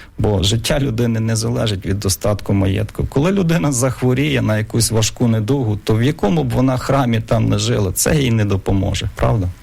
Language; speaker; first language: Ukrainian; native; Ukrainian